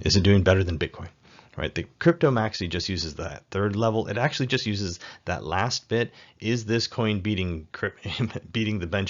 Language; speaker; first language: English; native; English